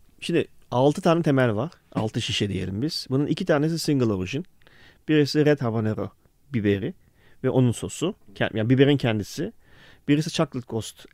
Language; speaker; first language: Turkish; early bilingual, heritage; Turkish